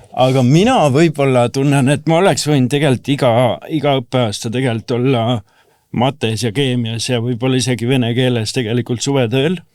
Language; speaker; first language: Estonian; native; Estonian